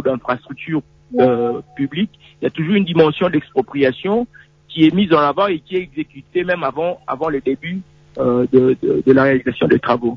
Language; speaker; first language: French; non-native, local second language; Lingala